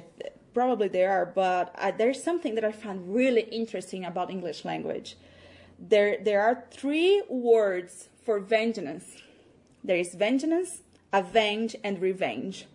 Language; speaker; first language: English; non-native, fluent; Portuguese